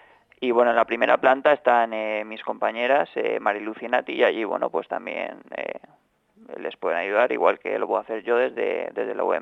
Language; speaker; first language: Spanish; native; Spanish